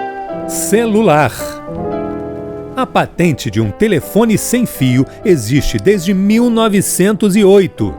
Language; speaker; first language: Portuguese; native; Portuguese